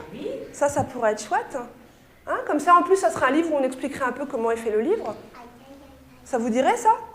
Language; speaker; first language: French; native; French